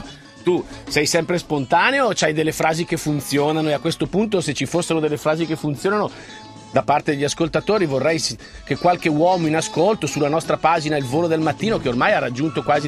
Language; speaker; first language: Italian; native; Italian